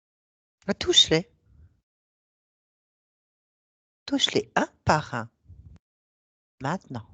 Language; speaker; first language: French; native; French